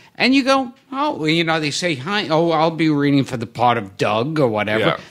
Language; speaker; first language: English; native; English